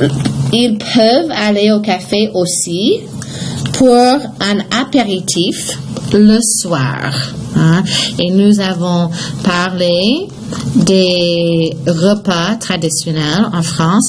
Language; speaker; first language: French; non-native, fluent; English